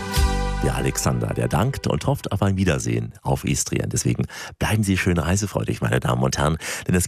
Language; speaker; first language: German; native; German